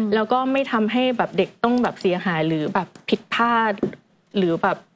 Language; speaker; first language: Thai; native; Thai